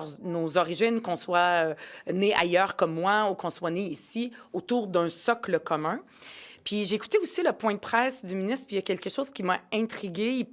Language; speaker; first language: French; early bilingual, other home language; Arabic